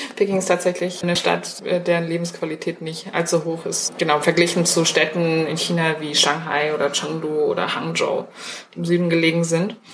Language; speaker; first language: German; early bilingual, other home language; Chinese